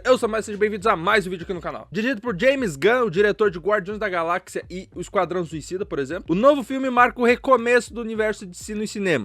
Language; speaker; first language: Portuguese; native; Portuguese